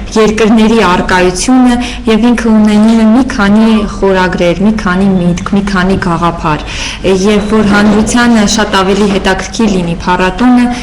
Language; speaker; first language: Armenian; native; Armenian